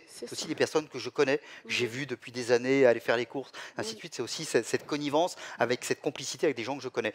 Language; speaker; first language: French; native; French